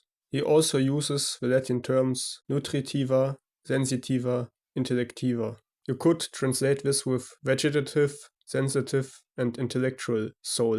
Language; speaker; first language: English; non-native, fluent; German